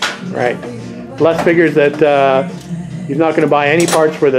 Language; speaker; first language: English; native; English